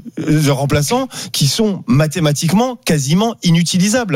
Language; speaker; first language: French; native; French